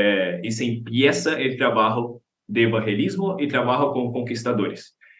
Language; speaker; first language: Spanish; non-native, learner; Portuguese